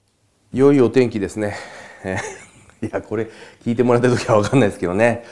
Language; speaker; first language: Japanese; native; Japanese